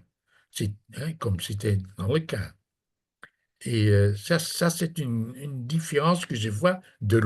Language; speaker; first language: French; non-native, fluent; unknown